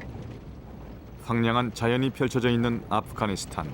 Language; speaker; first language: Korean; native; Korean